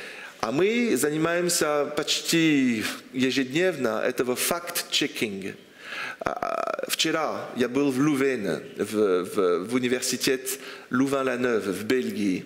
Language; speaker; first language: Russian; non-native, fluent; French